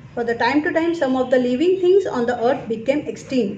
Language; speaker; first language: English; non-native, local second language; Marathi